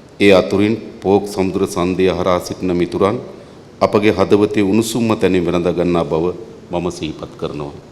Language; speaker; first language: Sinhala; native; Sinhala